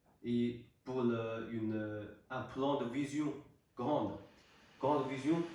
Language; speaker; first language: French; non-native, learner; Chinese